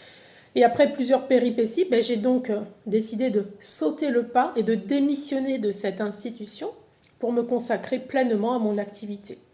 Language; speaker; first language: French; native; French